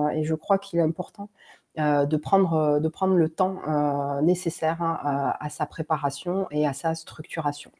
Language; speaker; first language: French; native; French